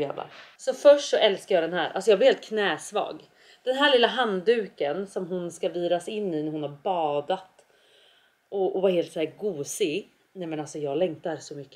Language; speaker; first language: Swedish; native; Swedish